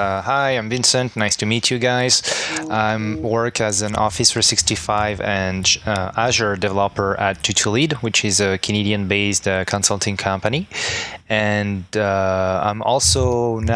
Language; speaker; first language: English; non-native, fluent; French